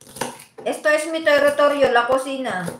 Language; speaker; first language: Spanish; non-native, fluent; Filipino